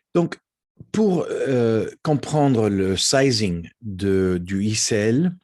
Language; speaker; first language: French; non-native, fluent; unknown